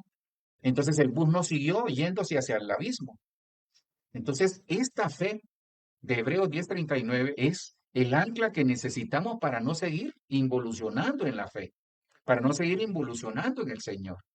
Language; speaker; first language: Spanish; native; Spanish